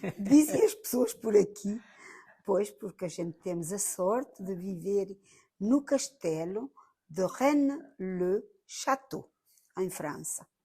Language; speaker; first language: Portuguese; early bilingual, heritage; Portuguese